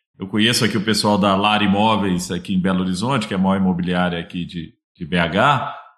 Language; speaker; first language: Portuguese; native; Portuguese